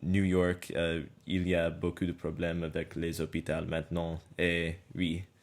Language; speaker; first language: French; non-native, learner; English